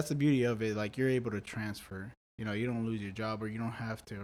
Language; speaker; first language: English; native; English